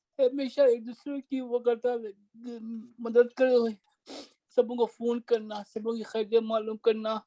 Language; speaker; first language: Urdu; native; Urdu